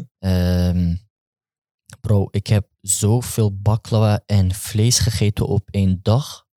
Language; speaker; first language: Dutch; early bilingual, other home language; Turkish